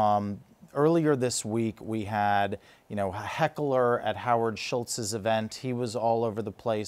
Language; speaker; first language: English; native; English